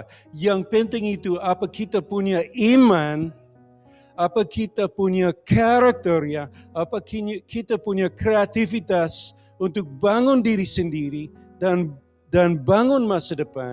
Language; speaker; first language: Indonesian; non-native, learner; English